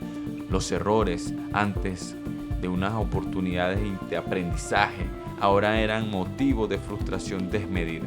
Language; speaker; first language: Spanish; native; Spanish